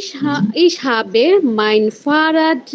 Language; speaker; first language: German; non-native, learner; Bangla